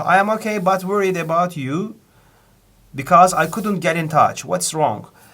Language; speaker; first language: English; non-native, fluent; Turkish